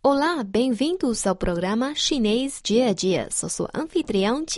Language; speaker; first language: Portuguese; non-native, fluent; Chinese